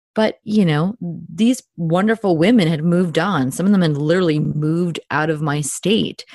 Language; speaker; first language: English; native; English